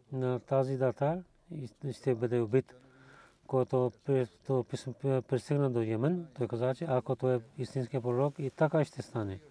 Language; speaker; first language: Bulgarian; non-native, learner; Urdu